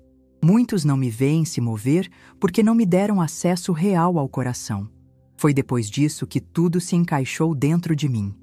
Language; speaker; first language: Portuguese; native; Portuguese